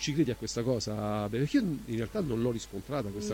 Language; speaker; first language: Italian; native; Italian